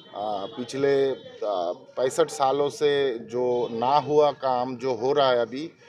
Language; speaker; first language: Hindi; non-native, local second language; Bangla